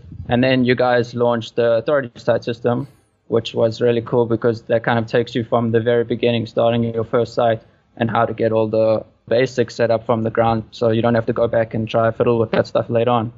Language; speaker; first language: English; native; English